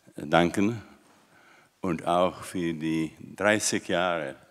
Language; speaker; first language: German; non-native, fluent; Czech